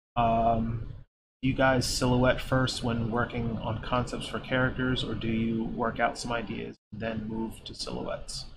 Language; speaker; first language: English; native; English